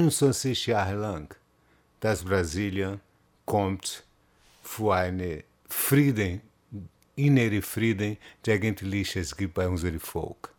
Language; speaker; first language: German; non-native, fluent; Portuguese